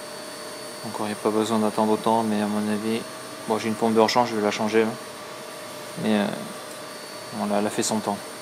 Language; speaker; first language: French; native; French